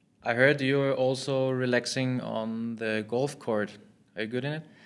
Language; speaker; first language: English; non-native, fluent; German